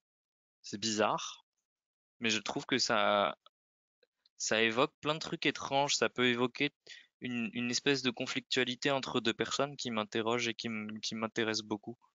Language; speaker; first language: French; native; French